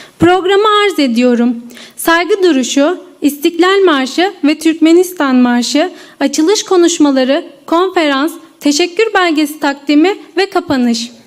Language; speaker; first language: Turkish; native; Turkish